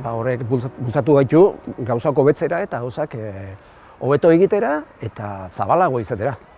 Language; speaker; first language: Basque; native; Basque